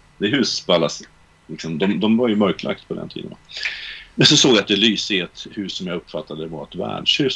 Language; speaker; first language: Swedish; native; Swedish